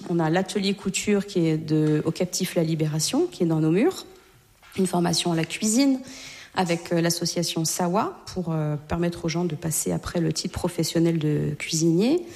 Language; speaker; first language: French; native; French